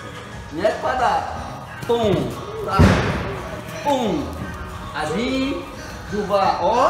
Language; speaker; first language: Russian; non-native, learner; Portuguese